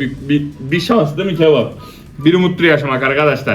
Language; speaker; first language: Turkish; native; Turkish